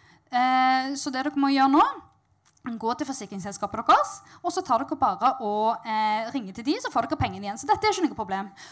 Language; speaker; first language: Norwegian; native; Norwegian